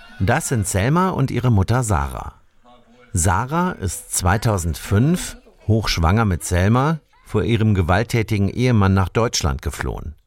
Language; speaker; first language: German; native; German